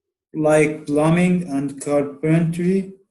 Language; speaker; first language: English; non-native, learner; Arabic